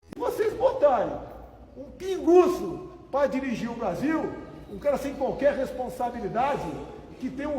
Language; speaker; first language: Portuguese; native; Portuguese